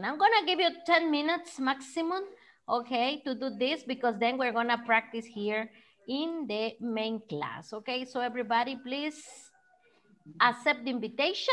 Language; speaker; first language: English; non-native, fluent; Spanish